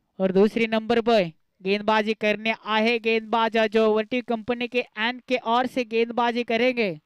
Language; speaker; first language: Hindi; non-native, local second language; Marathi